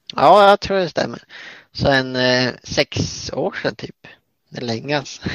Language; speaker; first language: Swedish; native; Swedish